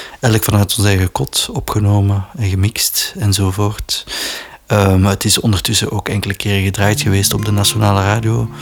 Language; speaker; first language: Dutch; native; Dutch